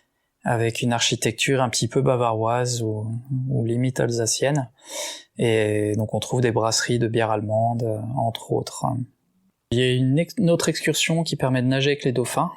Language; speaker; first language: French; native; French